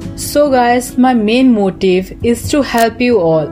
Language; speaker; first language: English; non-native, local second language; Hindi